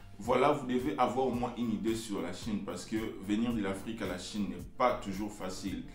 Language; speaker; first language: French; non-native, local second language; Lingala